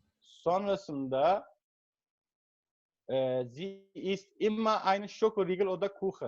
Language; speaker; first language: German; non-native, fluent; Turkish